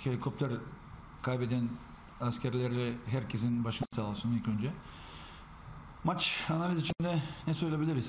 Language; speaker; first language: Turkish; non-native, fluent; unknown